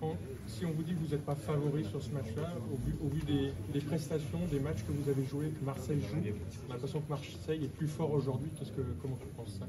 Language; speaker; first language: French; native; French